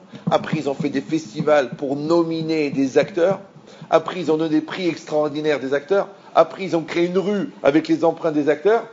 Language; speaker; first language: French; native; French